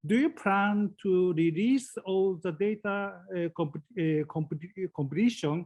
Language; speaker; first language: English; non-native, learner; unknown